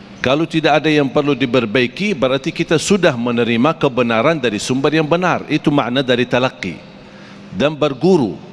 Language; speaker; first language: Malay; non-native, fluent; Arabic